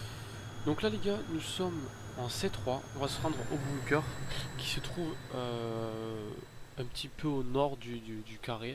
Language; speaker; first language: French; native; French